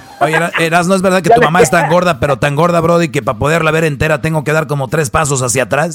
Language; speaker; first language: Spanish; native; Spanish